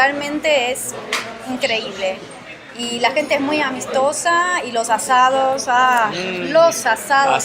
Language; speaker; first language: Spanish; non-native, fluent; Portuguese